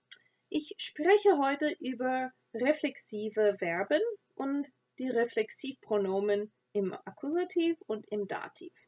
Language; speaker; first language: German; non-native, fluent; English